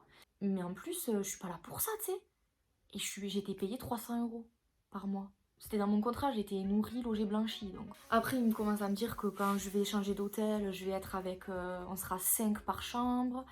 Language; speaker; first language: French; native; French